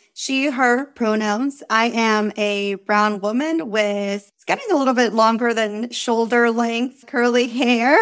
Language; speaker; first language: English; early bilingual, other home language; Spanish